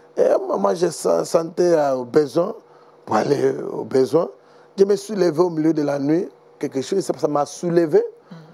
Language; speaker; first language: French; non-native, learner; Igbo